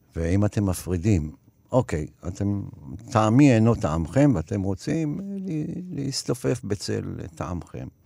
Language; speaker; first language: Hebrew; early bilingual, other home language; Arabic